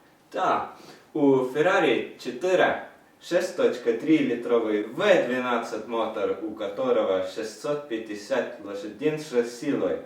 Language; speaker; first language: Russian; non-native, learner; Estonian